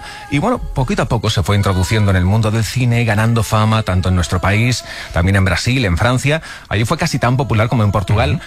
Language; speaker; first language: Spanish; native; Spanish